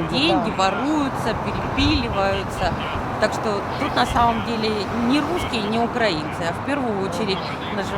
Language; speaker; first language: Russian; native; Russian